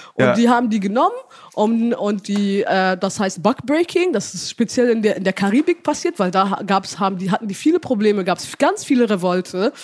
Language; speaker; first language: German; early bilingual, heritage; German